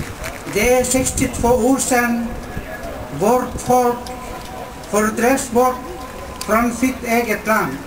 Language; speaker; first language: Swedish; non-native, fluent; Arabic